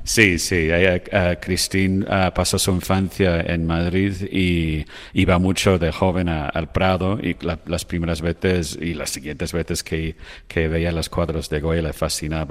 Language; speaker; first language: Spanish; non-native, fluent; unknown